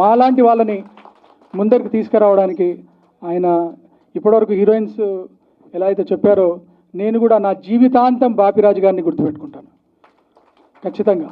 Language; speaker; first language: Telugu; native; Telugu